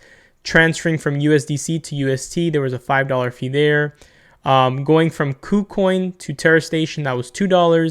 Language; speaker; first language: English; native; English